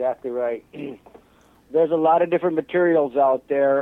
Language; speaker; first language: English; native; English